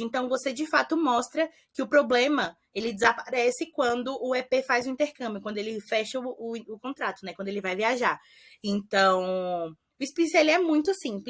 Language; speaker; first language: Portuguese; native; Portuguese